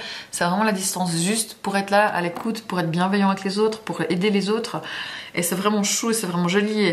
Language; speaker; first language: French; native; French